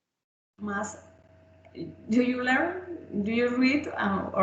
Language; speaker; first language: English; non-native, learner; Spanish